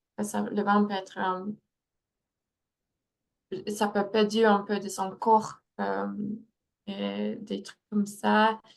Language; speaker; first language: French; non-native, fluent; English